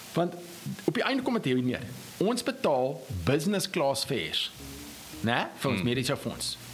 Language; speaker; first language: Afrikaans; non-native, local second language; English